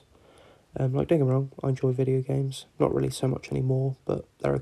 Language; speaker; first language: English; native; English